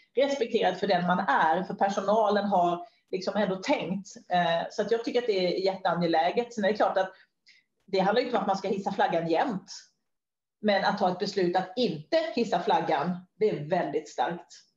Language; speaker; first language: Swedish; native; Swedish